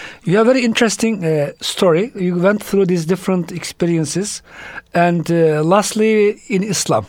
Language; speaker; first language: English; non-native, fluent; Turkish